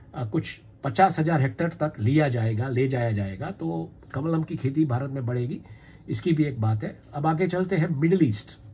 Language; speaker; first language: Hindi; non-native, local second language; Gujarati